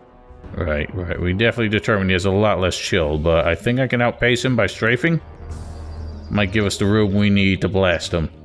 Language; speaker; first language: English; native; English